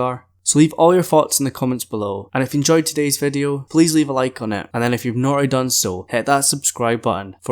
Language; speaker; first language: English; native; English